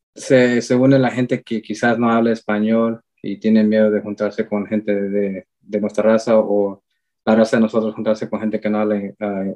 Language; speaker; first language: Spanish; early bilingual, heritage; Spanish